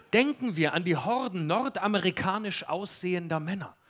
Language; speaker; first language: German; native; German